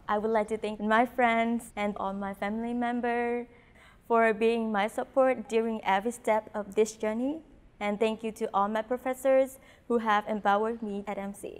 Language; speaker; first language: English; non-native, fluent; Vietnamese